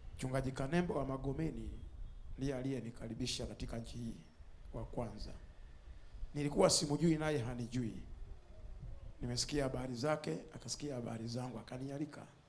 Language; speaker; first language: Swahili; non-native, fluent; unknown